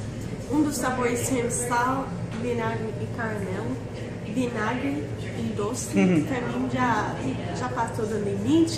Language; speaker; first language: Portuguese; non-native, fluent; English